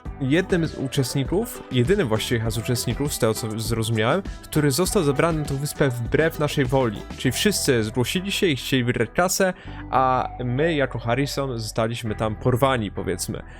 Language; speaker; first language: Polish; native; Polish